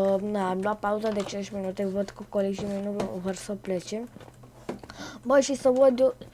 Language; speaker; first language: Romanian; native; Romanian